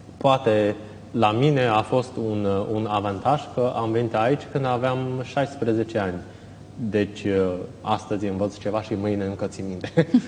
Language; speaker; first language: Romanian; non-native, fluent; Chinese